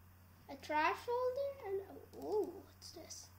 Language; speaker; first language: English; native; English